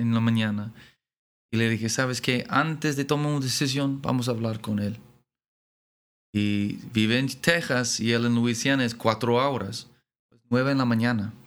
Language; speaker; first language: Spanish; non-native, learner; English